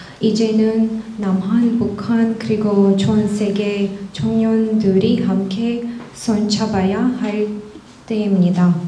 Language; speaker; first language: Korean; non-native, learner; Russian